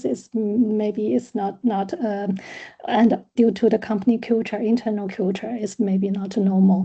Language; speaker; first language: English; non-native, learner; German